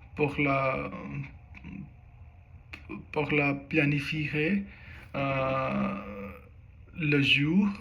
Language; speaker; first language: French; non-native, learner; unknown